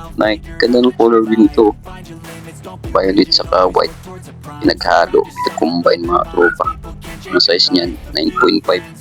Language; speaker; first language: Filipino; native; Filipino